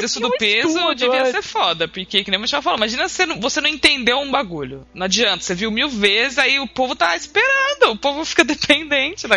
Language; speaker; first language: Portuguese; native; Portuguese